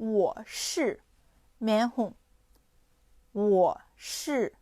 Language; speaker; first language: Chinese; non-native, fluent; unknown